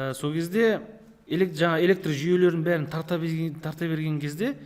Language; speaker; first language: Russian; non-native, local second language; Kazakh